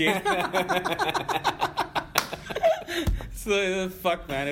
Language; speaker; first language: English; non-native, local second language; Hindi